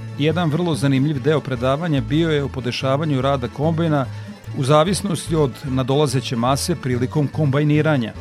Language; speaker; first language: Serbian; native; Serbian